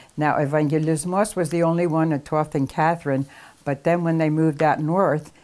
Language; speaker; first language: English; native; English